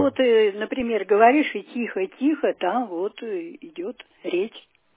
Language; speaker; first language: Russian; native; Russian